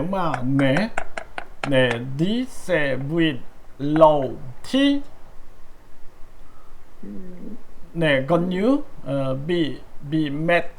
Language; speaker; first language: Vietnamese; non-native, learner; Korean